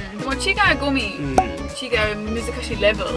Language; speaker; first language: Japanese; non-native, learner; English